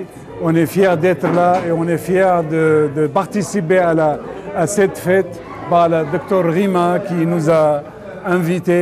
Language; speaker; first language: French; non-native, fluent; Arabic